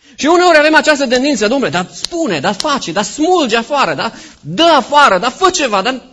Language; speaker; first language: Romanian; native; Romanian